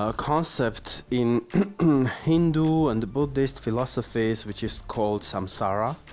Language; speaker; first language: English; non-native, fluent; Armenian